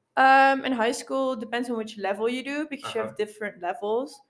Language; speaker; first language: English; non-native, fluent; Dutch